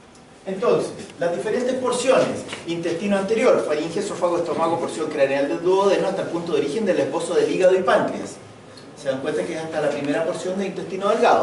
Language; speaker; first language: Spanish; native; Spanish